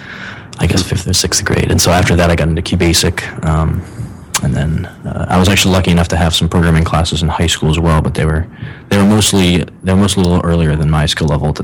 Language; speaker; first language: English; native; English